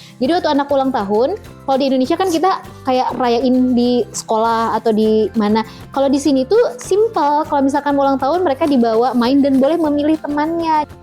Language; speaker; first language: Indonesian; native; Indonesian